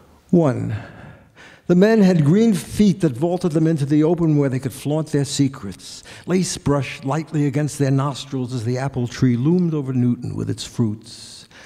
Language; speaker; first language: English; native; English